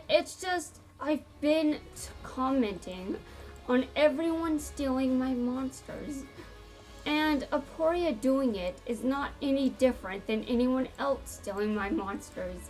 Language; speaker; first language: English; native; English